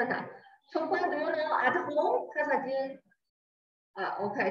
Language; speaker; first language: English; non-native, learner; Chinese